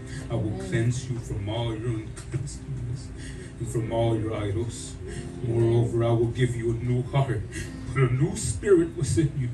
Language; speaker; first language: English; early bilingual, other home language; Spanish